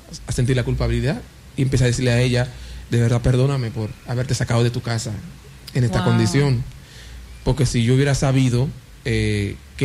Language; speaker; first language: Spanish; non-native, fluent; Haitian Creole